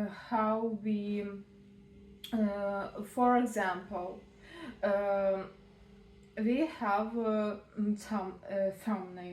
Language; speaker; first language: English; non-native, learner; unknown